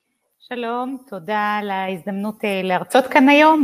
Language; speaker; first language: Hebrew; native; Hebrew